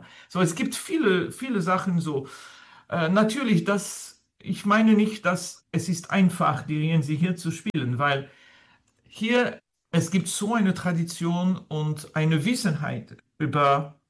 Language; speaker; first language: German; non-native, fluent; French